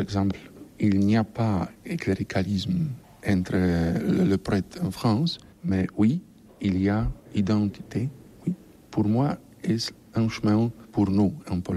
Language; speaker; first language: French; non-native, learner; Polish